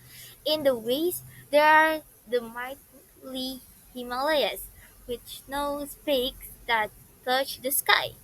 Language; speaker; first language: English; non-native, learner; Indonesian